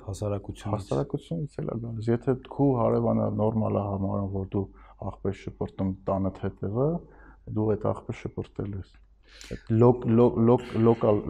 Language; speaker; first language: Armenian; native; Armenian